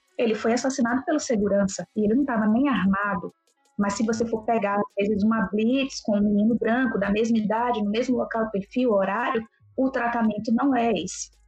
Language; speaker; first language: Portuguese; native; Portuguese